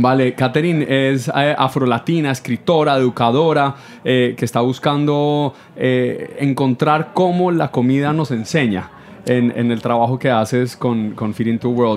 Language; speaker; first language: Spanish; native; Spanish